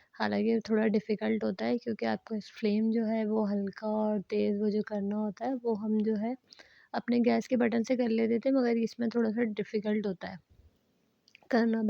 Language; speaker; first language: Urdu; native; Urdu